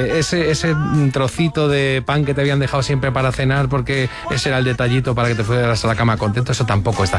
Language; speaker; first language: Spanish; native; Spanish